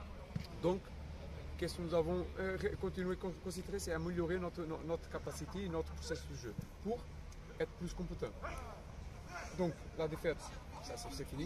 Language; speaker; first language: French; non-native, fluent; Portuguese